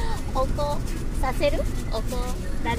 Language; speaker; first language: Japanese; non-native, learner; Vietnamese